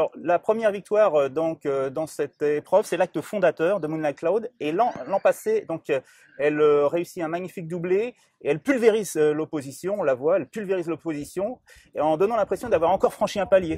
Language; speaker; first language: French; native; French